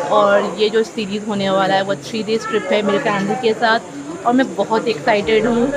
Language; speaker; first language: Hindi; native; Hindi